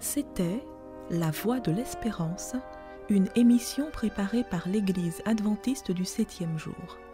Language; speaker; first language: French; native; French